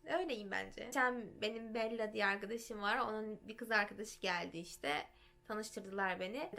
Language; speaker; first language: Turkish; early bilingual, heritage; Turkish